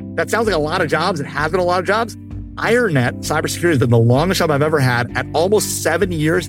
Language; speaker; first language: English; early bilingual, other home language; Hindi